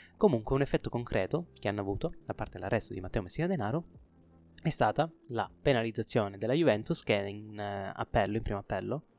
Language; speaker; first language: Italian; native; Italian